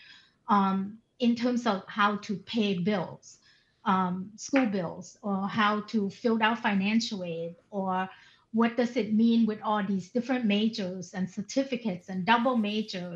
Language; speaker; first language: English; non-native, fluent; Thai